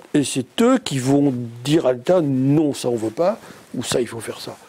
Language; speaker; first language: French; native; French